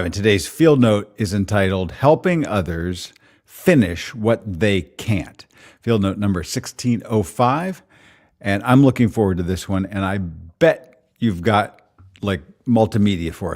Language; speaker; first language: English; native; English